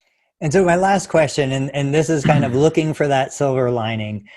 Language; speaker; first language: English; native; English